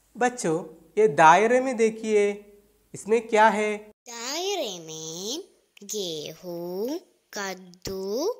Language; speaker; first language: Urdu; non-native, local second language; Malayalam